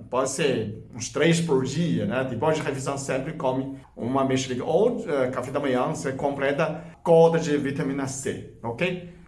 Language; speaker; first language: Portuguese; non-native, fluent; Chinese